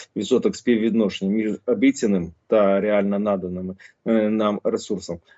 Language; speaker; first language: Ukrainian; native; Ukrainian